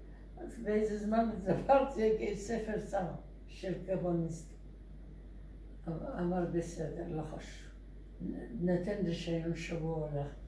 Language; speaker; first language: Hebrew; non-native, learner; Russian